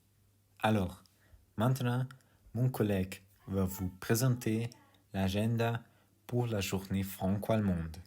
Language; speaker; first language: French; non-native, learner; German